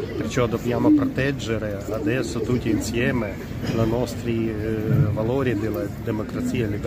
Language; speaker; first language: Italian; non-native, learner; Ukrainian